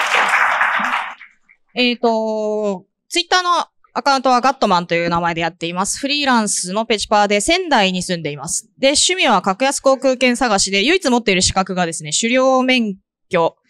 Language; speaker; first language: Japanese; native; Japanese